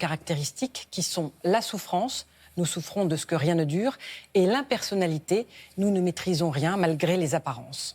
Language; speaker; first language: French; native; French